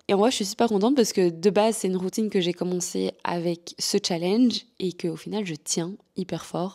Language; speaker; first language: French; native; French